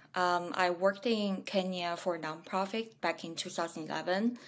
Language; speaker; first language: English; non-native, fluent; Chinese